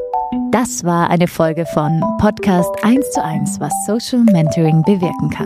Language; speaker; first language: German; native; German